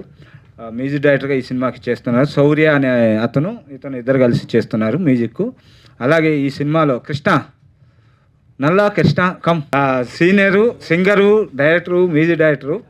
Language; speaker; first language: Telugu; native; Telugu